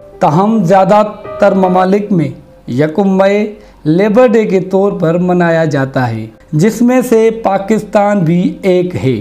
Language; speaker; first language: Urdu; non-native, local second language; Sindhi